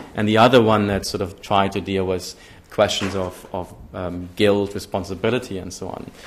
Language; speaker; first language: English; non-native, fluent; German